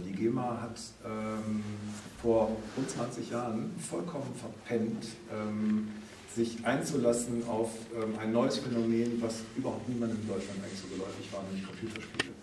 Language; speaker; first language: German; native; German